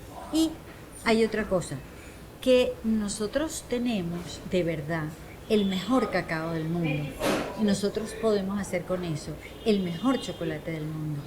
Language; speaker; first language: Spanish; native; Spanish